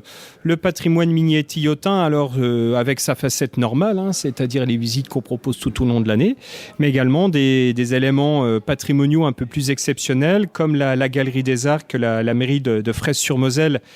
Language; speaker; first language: French; native; French